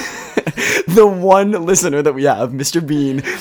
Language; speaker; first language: English; native; English